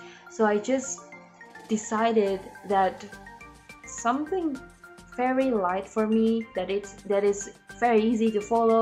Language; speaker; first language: English; non-native, learner; Indonesian